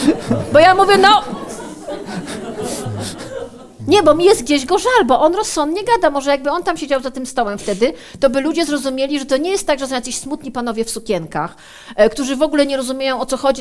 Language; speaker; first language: Polish; native; Polish